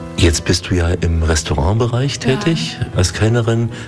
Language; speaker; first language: German; native; German